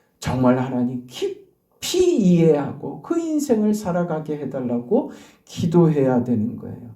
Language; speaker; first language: Korean; native; Korean